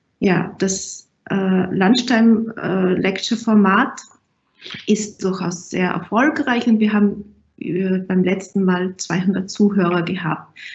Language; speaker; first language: German; native; German